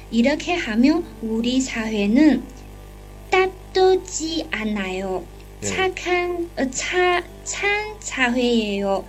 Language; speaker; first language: Korean; non-native, learner; Chinese